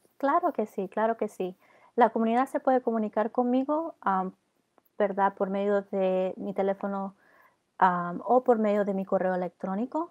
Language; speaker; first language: Spanish; early bilingual, heritage; Spanish